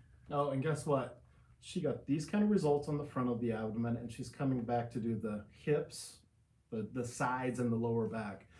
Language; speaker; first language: English; native; English